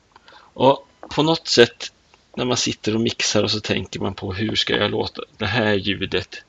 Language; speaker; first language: Swedish; native; Swedish